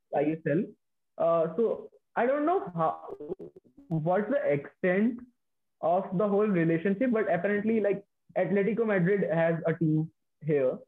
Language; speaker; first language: English; non-native, local second language; Hindi